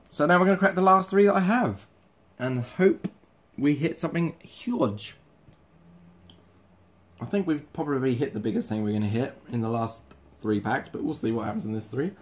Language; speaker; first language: English; native; English